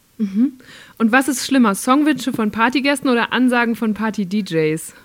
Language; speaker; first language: German; native; German